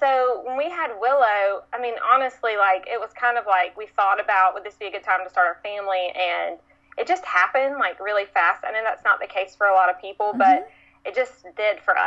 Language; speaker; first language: English; native; English